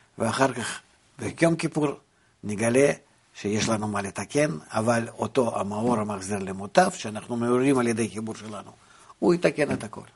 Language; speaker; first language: Hebrew; non-native, fluent; Russian